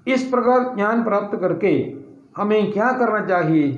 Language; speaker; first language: Hindi; non-native, local second language; Malayalam